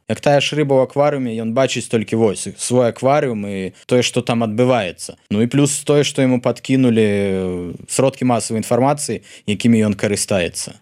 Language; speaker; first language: Belarusian; non-native, local second language; Russian